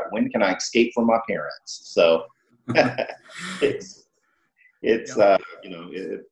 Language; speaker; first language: English; native; English